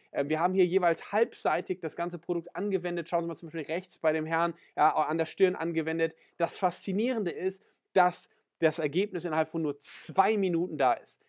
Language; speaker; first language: German; native; German